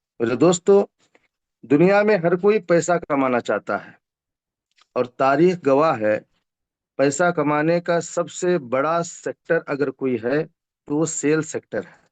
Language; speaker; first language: Hindi; non-native, local second language; Urdu